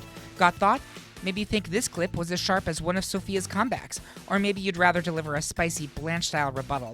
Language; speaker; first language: English; native; English